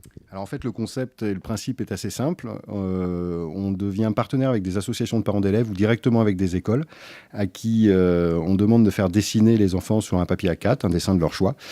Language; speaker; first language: French; native; French